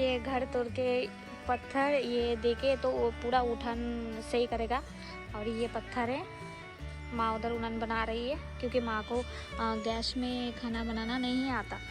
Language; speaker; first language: Hindi; non-native, local second language; Bangla